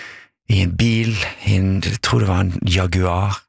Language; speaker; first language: Norwegian; native; Norwegian